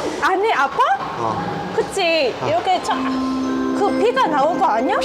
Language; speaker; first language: Korean; non-native, learner; Vietnamese